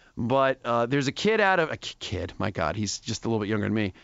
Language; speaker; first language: English; native; English